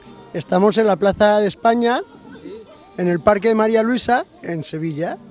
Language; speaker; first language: Spanish; native; Spanish